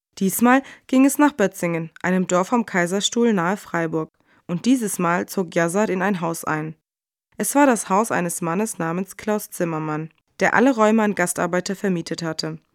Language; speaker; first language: German; native; German